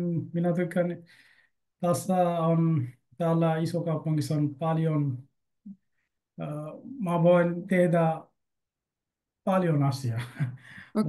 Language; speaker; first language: Finnish; non-native, learner; Bangla